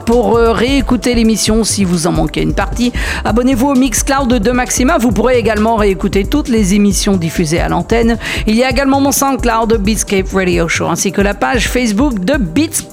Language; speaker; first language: French; native; French